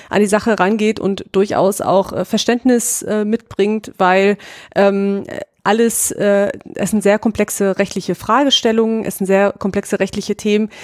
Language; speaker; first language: German; native; German